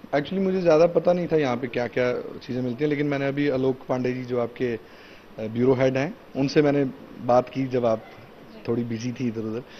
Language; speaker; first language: Hindi; native; Hindi